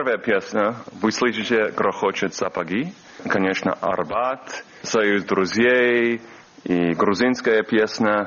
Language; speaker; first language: Russian; non-native, learner; English